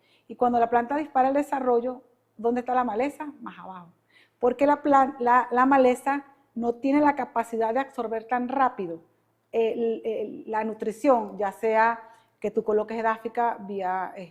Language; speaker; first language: Spanish; native; Spanish